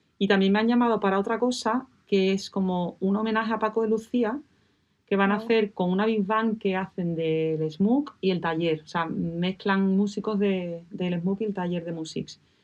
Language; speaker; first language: Spanish; native; Spanish